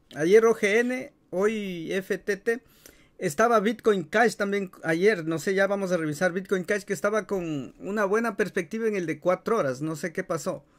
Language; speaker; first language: Spanish; native; Spanish